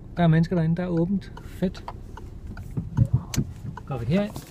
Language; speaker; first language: Danish; native; Danish